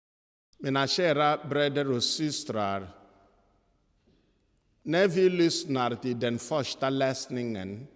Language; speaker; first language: Swedish; non-native, fluent; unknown